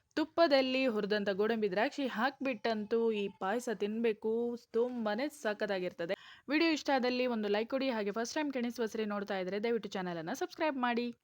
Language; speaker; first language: Kannada; non-native, local second language; Konkani